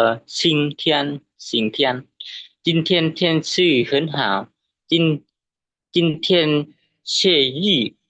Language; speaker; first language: Chinese; non-native, learner; Lao